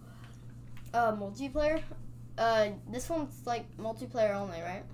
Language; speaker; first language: English; native; English